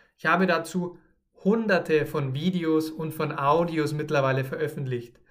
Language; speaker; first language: German; native; German